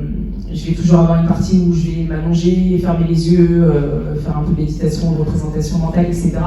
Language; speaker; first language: French; native; French